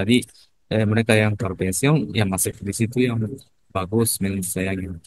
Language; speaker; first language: Indonesian; non-native, learner; Japanese